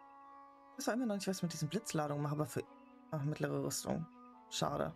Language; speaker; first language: German; native; German